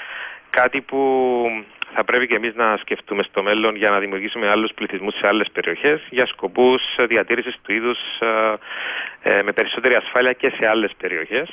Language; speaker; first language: Greek; native; Greek